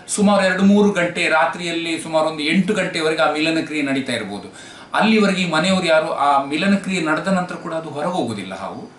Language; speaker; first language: Kannada; native; Kannada